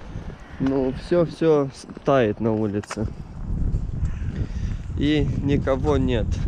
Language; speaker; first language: Russian; non-native, fluent; Romanian